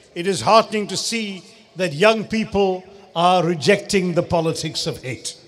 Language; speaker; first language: English; non-native, local second language; Malayalam